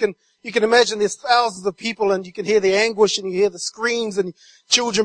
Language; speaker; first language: English; native; English